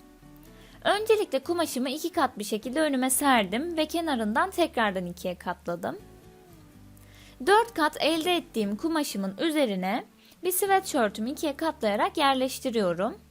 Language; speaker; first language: Turkish; native; Turkish